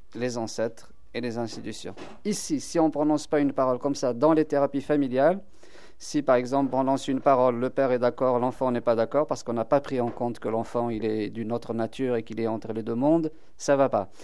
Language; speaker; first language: French; non-native, local second language; Kabyle